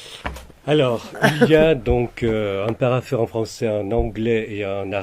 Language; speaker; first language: French; native; French